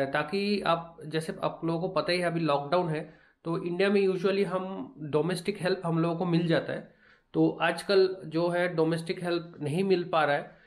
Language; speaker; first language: Hindi; non-native, local second language; Bangla